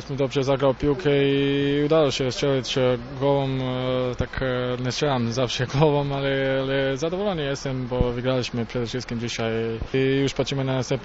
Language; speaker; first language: Polish; non-native, fluent; Bosnian